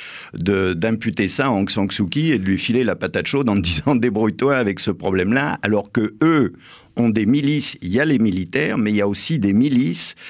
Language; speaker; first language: French; native; French